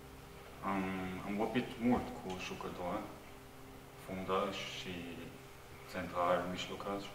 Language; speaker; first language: Romanian; non-native, learner; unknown